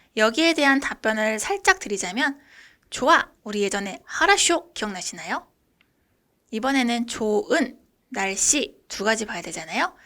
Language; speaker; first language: Korean; native; Korean